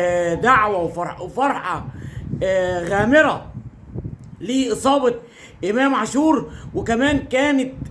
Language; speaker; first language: Arabic; native; Arabic